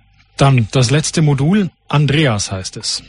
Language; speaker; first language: German; native; German